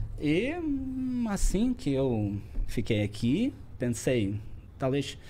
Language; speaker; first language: Portuguese; non-native, fluent; Russian